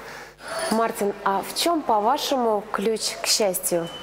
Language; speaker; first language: Russian; native; Russian